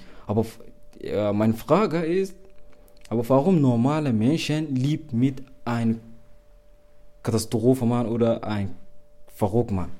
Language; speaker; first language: German; non-native, learner; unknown